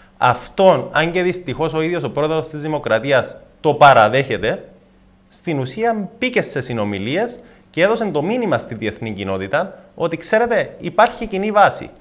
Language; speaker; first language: Greek; native; Greek